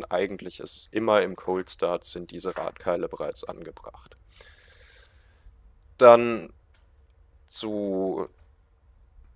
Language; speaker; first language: German; native; German